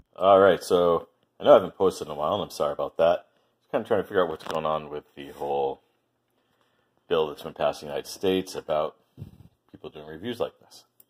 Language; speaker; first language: English; native; English